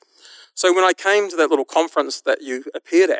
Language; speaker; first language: English; native; English